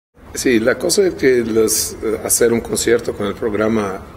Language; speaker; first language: Spanish; non-native, fluent; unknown